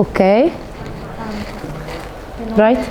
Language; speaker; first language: English; non-native, fluent; Arabic